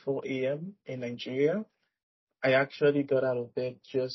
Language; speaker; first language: English; non-native, local second language; Yoruba